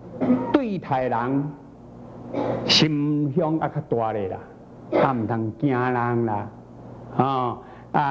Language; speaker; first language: Chinese; native; Chinese